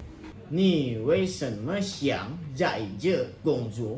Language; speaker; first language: Chinese; non-native, learner; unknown